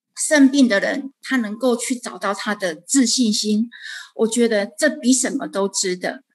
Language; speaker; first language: Chinese; native; Chinese